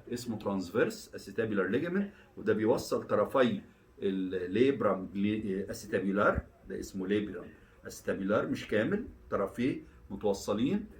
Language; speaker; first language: Arabic; native; Arabic